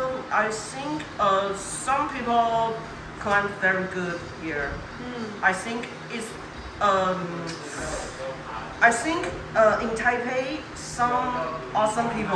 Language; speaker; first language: English; non-native, learner; Chinese